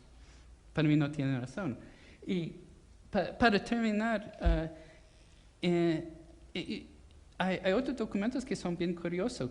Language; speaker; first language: Spanish; non-native, fluent; English